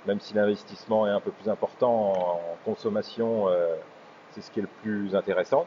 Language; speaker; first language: French; native; French